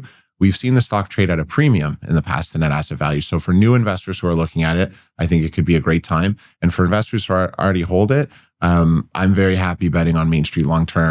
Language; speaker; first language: English; native; English